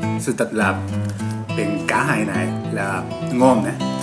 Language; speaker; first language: Vietnamese; non-native, learner; Japanese